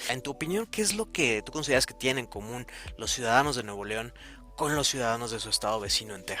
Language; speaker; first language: Spanish; native; Spanish